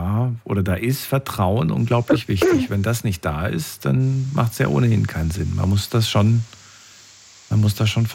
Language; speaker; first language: German; native; German